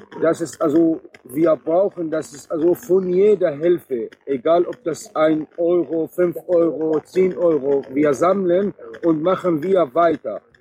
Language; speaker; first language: German; non-native, learner; Arabic